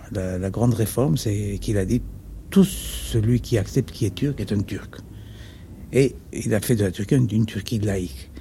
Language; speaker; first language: French; non-native, fluent; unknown